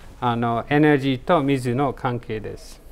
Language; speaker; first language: Japanese; non-native, learner; English